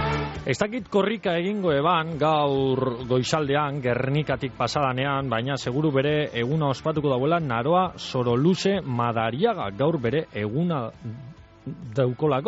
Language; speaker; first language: Basque; native; Basque